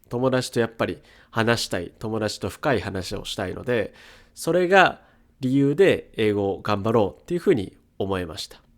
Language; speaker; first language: Japanese; native; Japanese